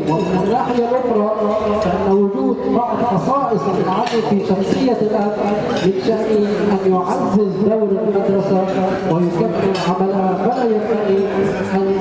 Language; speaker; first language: Arabic; native; Arabic